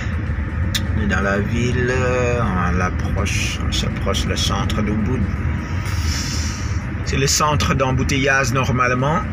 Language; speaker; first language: French; non-native, fluent; Indonesian